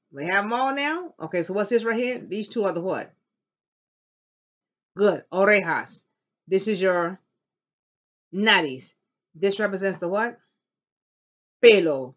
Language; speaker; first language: English; native; English